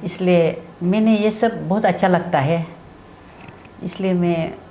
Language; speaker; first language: Hindi; non-native, local second language; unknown